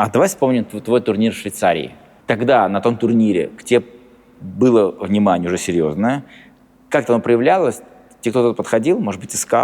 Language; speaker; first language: Russian; native; Russian